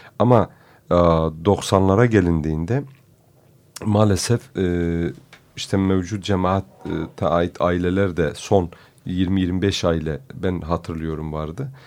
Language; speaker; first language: Turkish; non-native, local second language; Kurdish